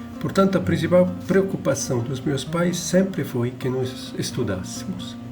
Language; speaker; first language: Portuguese; non-native, fluent; Italian